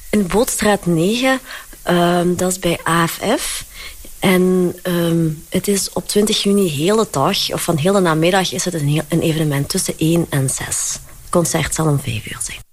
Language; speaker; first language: Dutch; native; Dutch